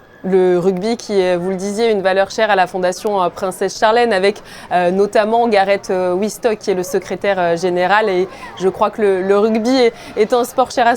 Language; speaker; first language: French; native; French